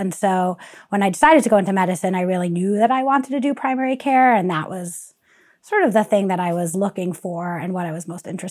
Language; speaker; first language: English; native; English